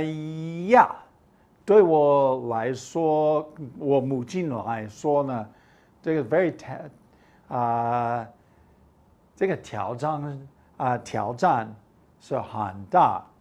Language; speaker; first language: Chinese; non-native, fluent; English